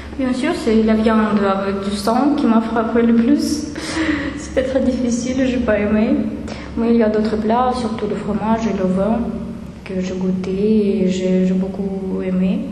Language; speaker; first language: French; non-native, fluent; Russian